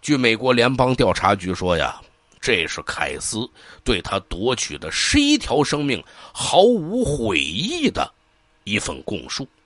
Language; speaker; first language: Chinese; native; Chinese